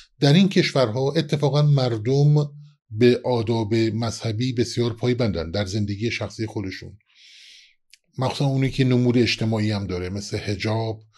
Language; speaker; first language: Persian; non-native, local second language; Kurdish